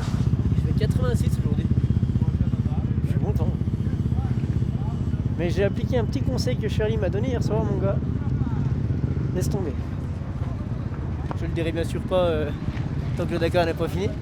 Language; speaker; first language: French; native; French